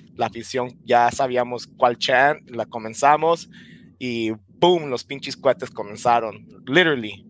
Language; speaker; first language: Spanish; early bilingual, heritage; Spanish